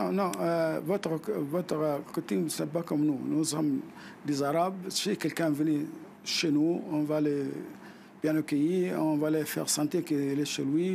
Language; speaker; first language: French; non-native, fluent; Arabic